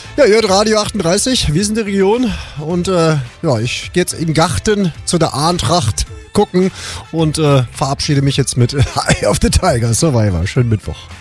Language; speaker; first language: German; native; German